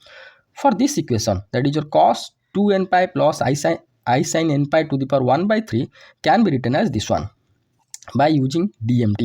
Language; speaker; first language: English; non-native, local second language; Odia